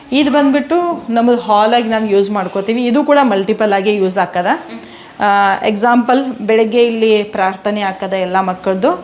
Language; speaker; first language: Kannada; native; Kannada